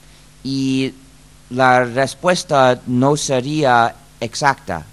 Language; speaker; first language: Spanish; non-native, fluent; English